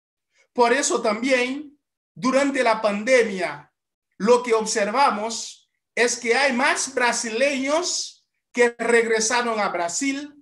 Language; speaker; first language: Spanish; non-native, fluent; Haitian Creole